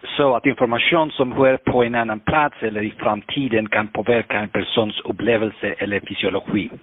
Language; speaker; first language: Swedish; non-native, fluent; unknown